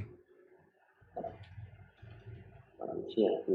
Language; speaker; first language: Chinese; non-native, learner; English